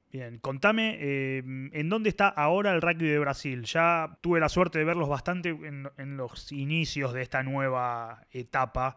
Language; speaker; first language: Spanish; native; Spanish